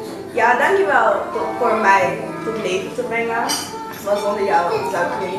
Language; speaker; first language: Dutch; early bilingual, other home language; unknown